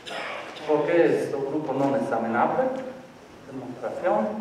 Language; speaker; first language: Spanish; non-native, learner; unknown